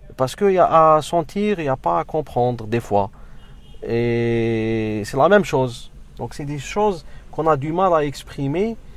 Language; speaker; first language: French; non-native, local second language; Arabic